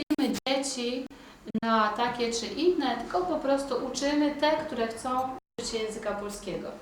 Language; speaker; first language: Polish; native; Polish